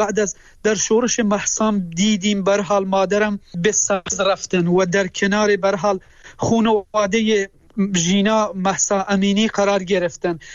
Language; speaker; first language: Persian; non-native, local second language; Kurdish